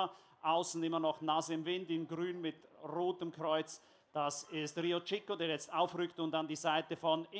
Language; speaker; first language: German; native; German